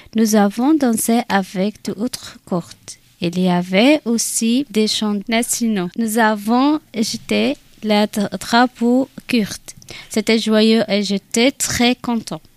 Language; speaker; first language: French; non-native, learner; Kurdish